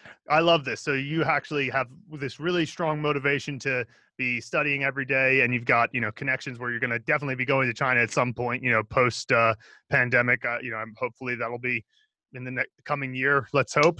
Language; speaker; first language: English; native; English